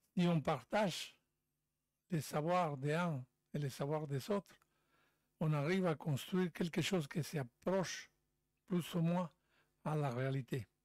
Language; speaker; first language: French; non-native, fluent; Spanish